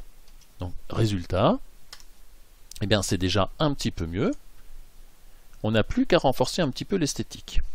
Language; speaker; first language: French; native; French